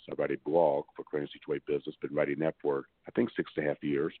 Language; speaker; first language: English; native; English